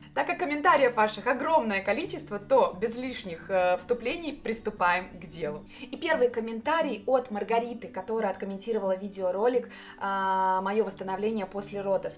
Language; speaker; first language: Russian; native; Russian